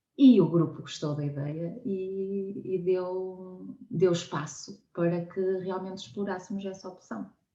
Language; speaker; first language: Portuguese; native; Portuguese